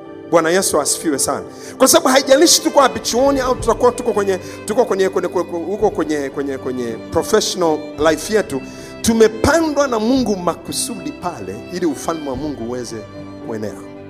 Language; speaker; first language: Swahili; non-native, local second language; Masai